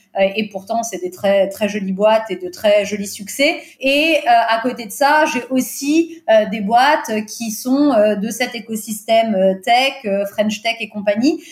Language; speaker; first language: French; early bilingual, other home language; Portuguese